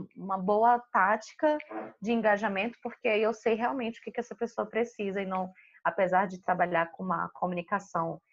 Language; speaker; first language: Portuguese; native; Portuguese